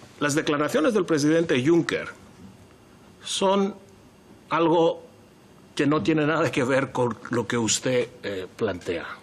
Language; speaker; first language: Spanish; non-native, fluent; Greek